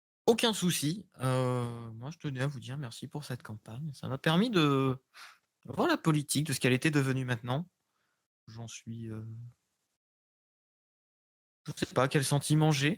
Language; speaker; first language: French; native; French